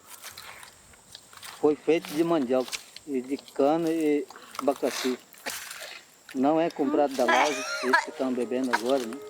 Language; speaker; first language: Portuguese; non-native, local second language; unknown